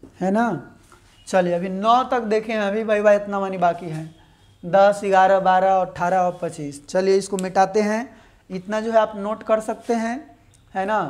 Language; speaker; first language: Hindi; native; Hindi